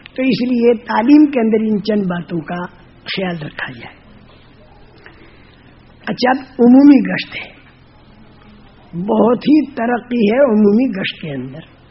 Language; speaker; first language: Urdu; non-native, local second language; Gujarati